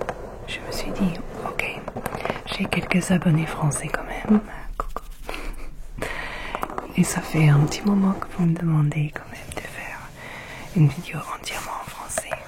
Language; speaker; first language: French; non-native, fluent; English